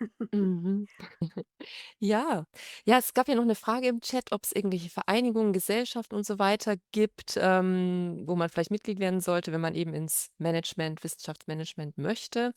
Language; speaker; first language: German; native; German